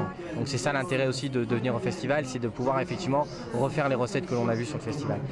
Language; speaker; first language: French; native; French